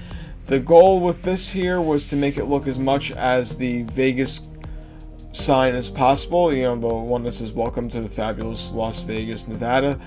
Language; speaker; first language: English; native; English